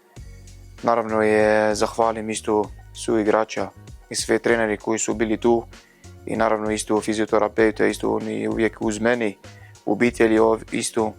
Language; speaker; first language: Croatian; non-native, learner; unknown